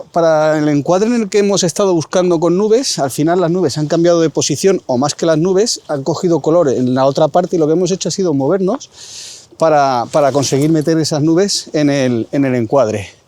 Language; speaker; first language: Spanish; native; Spanish